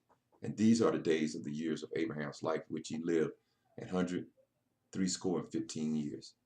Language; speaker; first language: English; native; English